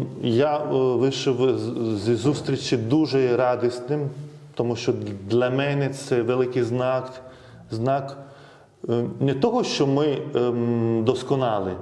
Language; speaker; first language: Ukrainian; non-native, fluent; Lithuanian